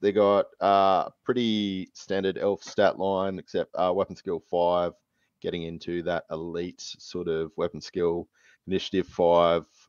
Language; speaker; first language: English; native; English